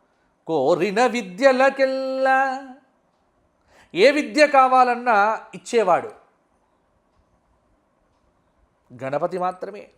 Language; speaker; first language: Telugu; native; Telugu